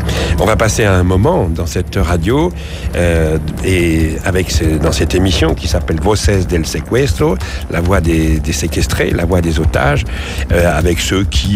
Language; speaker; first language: French; native; French